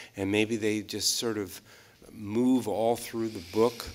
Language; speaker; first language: English; native; English